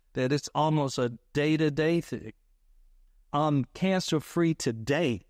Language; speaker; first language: English; native; English